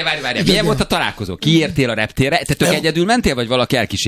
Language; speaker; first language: Hungarian; native; Hungarian